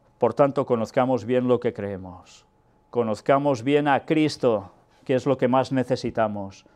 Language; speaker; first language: Spanish; non-native, local second language; Catalan